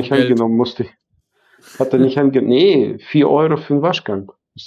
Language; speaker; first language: German; non-native, fluent; Arabic